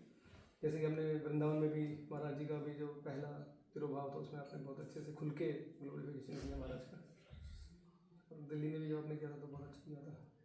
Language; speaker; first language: Hindi; native; Hindi